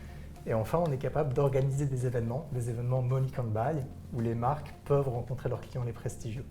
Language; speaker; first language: French; native; French